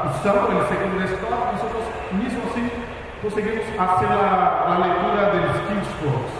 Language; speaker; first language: Spanish; non-native, fluent; Portuguese